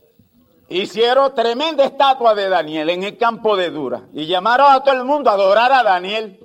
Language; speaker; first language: Spanish; native; Spanish